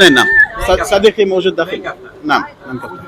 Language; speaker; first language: Arabic; non-native, learner; French